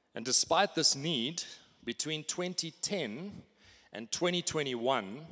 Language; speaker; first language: English; native; English